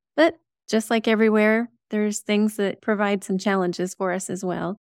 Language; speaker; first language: English; native; English